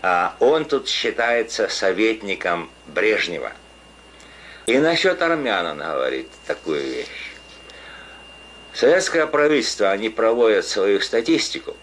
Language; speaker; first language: Russian; native; Russian